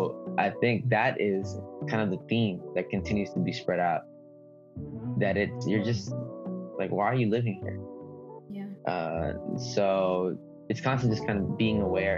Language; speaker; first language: English; early bilingual, other home language; Spanish